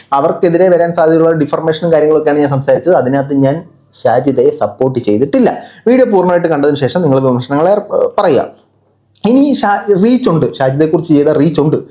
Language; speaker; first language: Malayalam; native; Malayalam